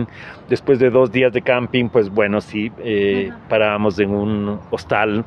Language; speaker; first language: Spanish; native; Spanish